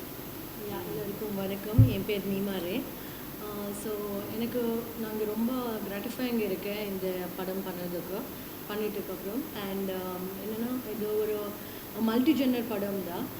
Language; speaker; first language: Tamil; non-native, learner; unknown